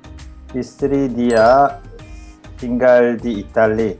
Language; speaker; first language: Indonesian; non-native, learner; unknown